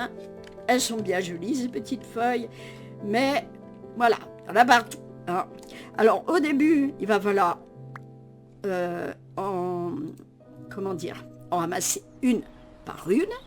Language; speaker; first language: French; native; French